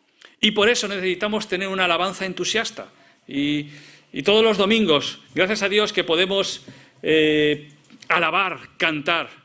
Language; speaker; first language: Spanish; native; Spanish